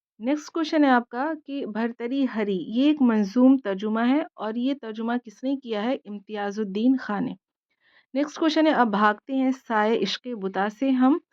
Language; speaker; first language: Urdu; native; Urdu